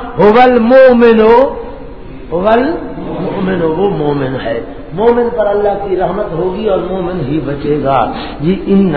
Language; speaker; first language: Urdu; non-native, local second language; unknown